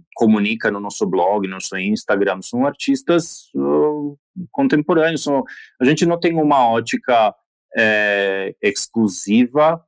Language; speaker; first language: Portuguese; non-native, fluent; Slovak